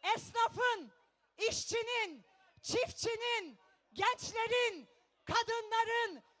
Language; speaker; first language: Turkish; native; Turkish